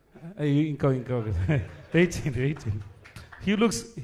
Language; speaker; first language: Telugu; non-native, learner; Tamil